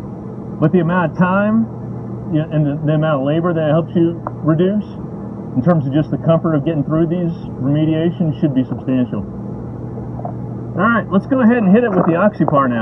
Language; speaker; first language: English; native; English